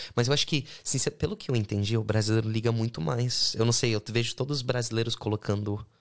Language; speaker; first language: Portuguese; non-native, fluent; English